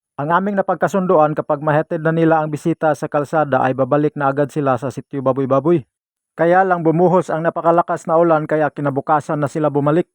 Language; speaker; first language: Filipino; non-native, local second language; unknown